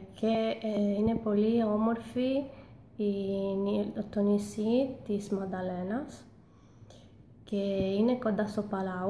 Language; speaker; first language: Greek; non-native, learner; Italian